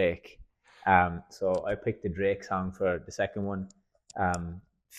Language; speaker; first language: English; native; English